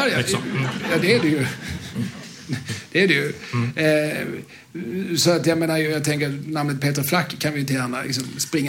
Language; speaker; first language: Swedish; native; Swedish